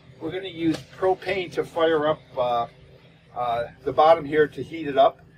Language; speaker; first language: English; native; English